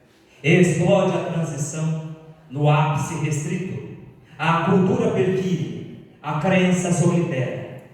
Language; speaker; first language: Portuguese; native; Portuguese